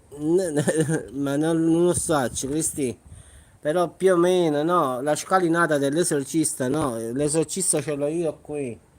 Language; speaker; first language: Italian; native; Italian